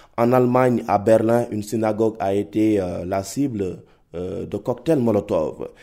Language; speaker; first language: French; non-native, local second language; Wolof